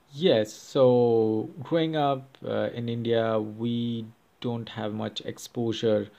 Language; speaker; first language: English; non-native, local second language; Hindi